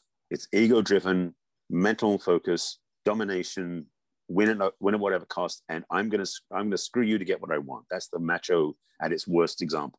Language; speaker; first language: English; native; English